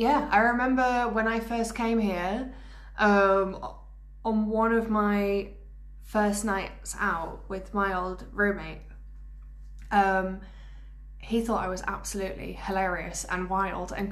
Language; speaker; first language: English; native; English